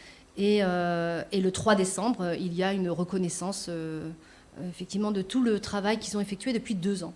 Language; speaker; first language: French; native; French